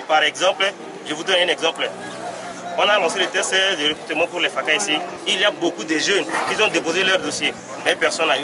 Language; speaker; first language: French; non-native, local second language; Sango